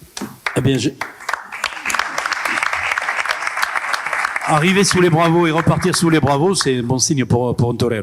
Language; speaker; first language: French; native; French